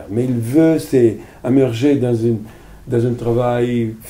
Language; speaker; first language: French; non-native, fluent; Italian